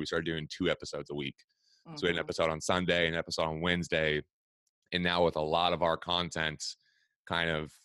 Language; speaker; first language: English; native; English